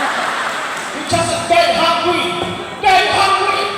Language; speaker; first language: English; non-native, local second language; Cebuano